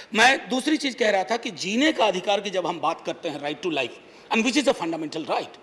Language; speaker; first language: Hindi; native; Hindi